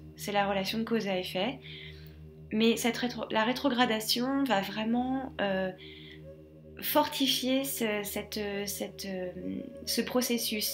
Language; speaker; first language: French; native; French